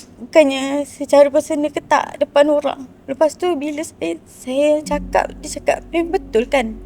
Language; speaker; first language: Malay; native; Malay